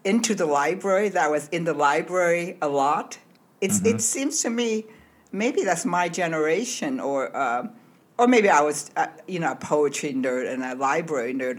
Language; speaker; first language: English; early bilingual, other home language; Cantonese